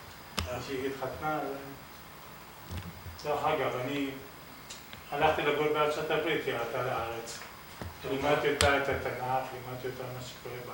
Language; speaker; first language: Hebrew; early bilingual, other home language; Arabic